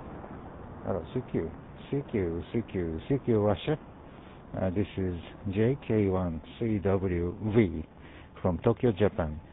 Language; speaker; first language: English; non-native, learner; Japanese